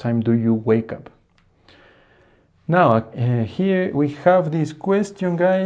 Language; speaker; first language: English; non-native, fluent; Spanish